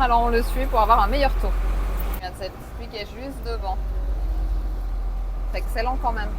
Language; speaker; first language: French; native; French